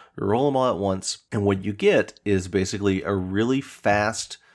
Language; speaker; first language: English; native; English